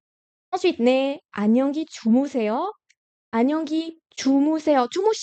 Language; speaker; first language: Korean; non-native, fluent; French